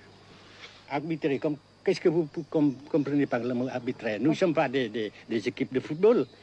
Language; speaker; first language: French; non-native, fluent; Vietnamese